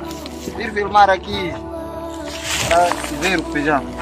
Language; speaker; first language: Portuguese; non-native, local second language; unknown